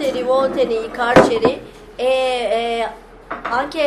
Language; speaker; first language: Italian; non-native, fluent; Turkish